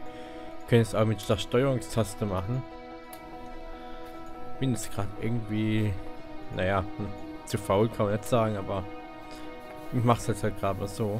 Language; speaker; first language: German; native; German